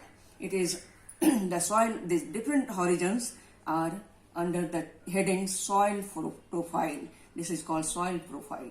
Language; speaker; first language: English; non-native, local second language; Hindi